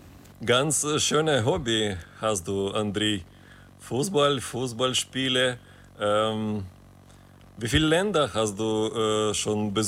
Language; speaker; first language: German; non-native, fluent; Ukrainian